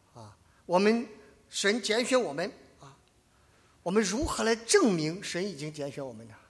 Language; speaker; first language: Chinese; native; Chinese